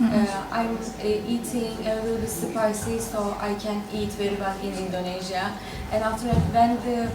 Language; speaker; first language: English; non-native, learner; Turkish